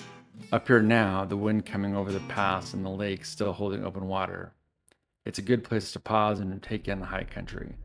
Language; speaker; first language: English; native; English